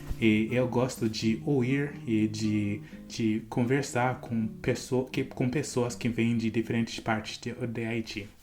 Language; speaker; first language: Portuguese; non-native, fluent; English